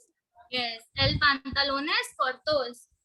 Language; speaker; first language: Spanish; non-native, learner; Hindi